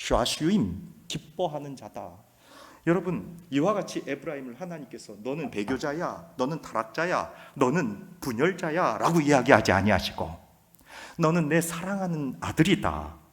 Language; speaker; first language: Korean; native; Korean